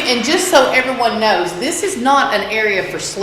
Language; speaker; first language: English; native; English